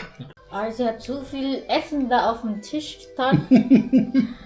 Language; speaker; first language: German; non-native, learner; Cebuano